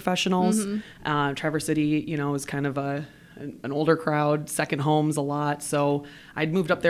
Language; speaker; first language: English; native; English